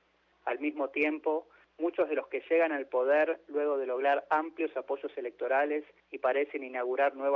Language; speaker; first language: Spanish; native; Spanish